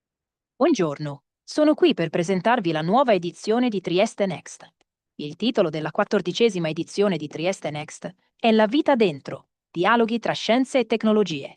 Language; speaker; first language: Italian; native; Italian